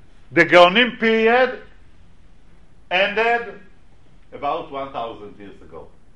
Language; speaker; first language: English; non-native, fluent; Hebrew